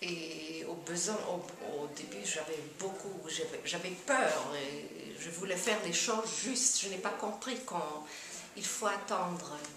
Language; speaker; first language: French; non-native, fluent; German